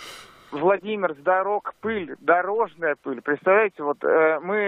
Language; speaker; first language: Russian; native; Russian